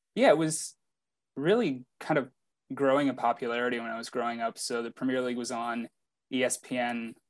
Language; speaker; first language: English; native; English